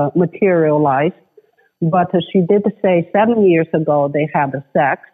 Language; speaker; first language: English; non-native, fluent; Chinese